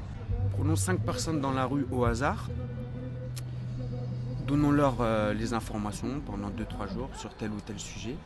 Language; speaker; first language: French; native; French